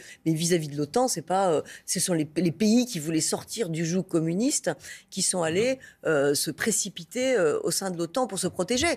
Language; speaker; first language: French; native; French